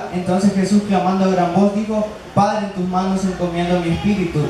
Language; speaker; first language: Spanish; native; Spanish